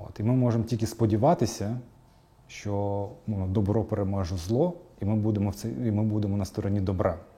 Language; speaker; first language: Ukrainian; non-native, local second language; Crimean Tatar